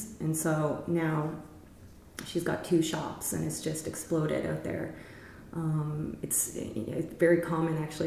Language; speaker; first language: English; native; English